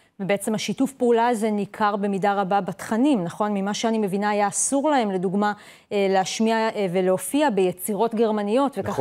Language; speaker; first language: Hebrew; native; Hebrew